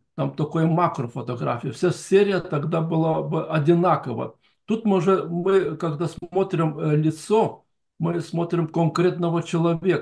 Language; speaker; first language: Russian; non-native, fluent; Lithuanian